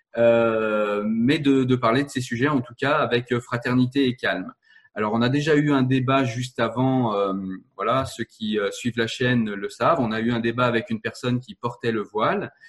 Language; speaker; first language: French; native; French